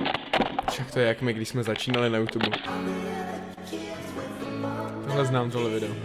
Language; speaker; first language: Czech; native; Czech